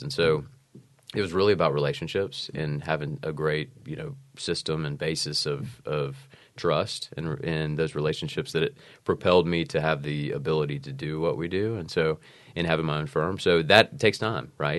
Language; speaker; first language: English; native; English